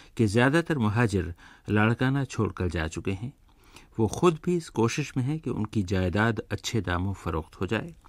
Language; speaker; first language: Urdu; native; Urdu